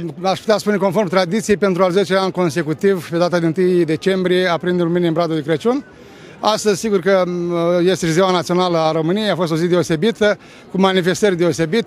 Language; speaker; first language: Romanian; native; Romanian